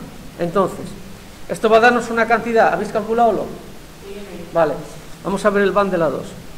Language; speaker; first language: Spanish; native; Spanish